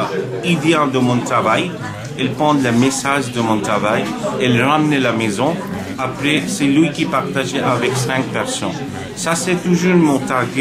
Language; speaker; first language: French; non-native, learner; Bangla